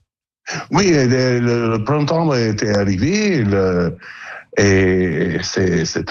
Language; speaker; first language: French; non-native, learner; Italian